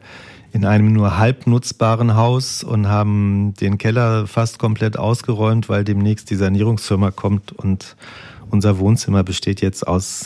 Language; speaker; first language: German; native; German